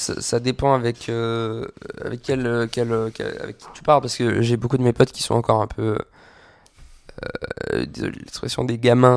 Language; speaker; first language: French; native; French